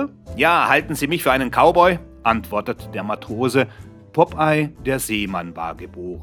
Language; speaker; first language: German; native; German